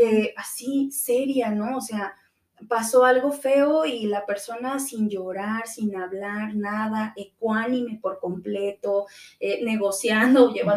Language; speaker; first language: Spanish; native; Spanish